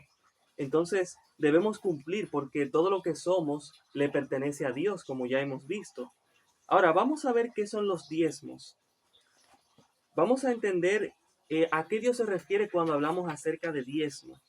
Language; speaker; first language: Spanish; native; Spanish